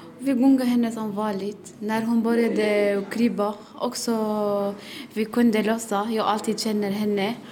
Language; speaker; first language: Swedish; non-native, learner; Arabic